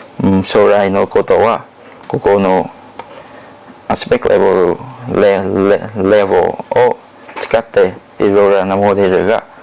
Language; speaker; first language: Japanese; non-native, learner; Thai